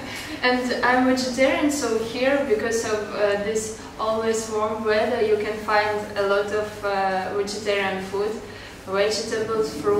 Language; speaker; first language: English; non-native, learner; Ukrainian